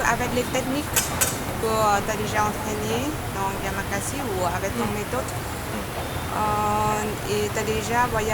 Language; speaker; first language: French; non-native, learner; Vietnamese